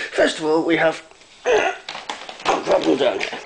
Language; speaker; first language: English; native; English